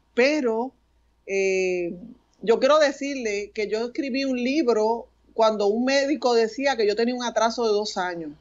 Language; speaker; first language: Spanish; native; Spanish